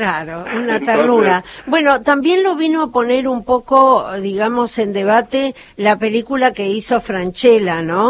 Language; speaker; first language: Spanish; native; Spanish